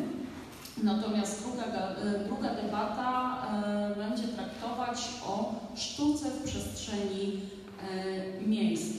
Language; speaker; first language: Polish; native; Polish